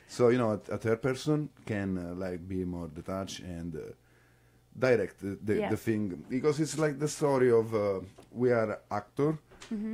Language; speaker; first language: English; non-native, fluent; Italian